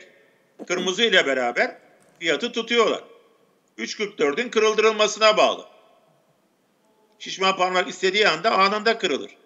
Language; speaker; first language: Turkish; native; Turkish